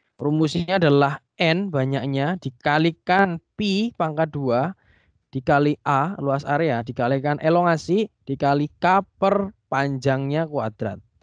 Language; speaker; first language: Indonesian; native; Indonesian